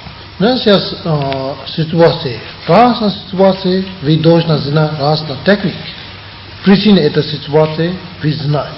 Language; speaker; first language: Russian; non-native, learner; Tibetan